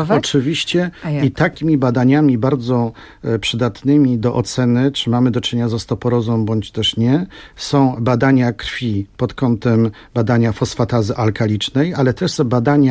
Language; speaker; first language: Polish; native; Polish